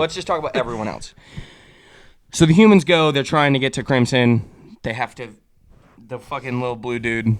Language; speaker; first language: English; native; English